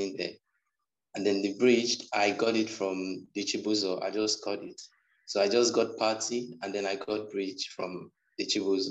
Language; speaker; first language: English; non-native, local second language; Igbo